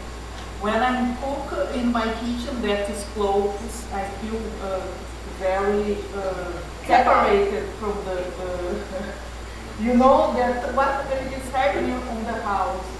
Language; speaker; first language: English; non-native, fluent; Portuguese